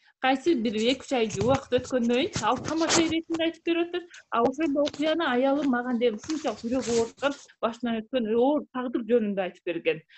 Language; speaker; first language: Kyrgyz; native; Kyrgyz